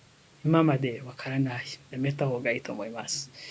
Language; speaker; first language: Japanese; non-native, learner; Kinyarwanda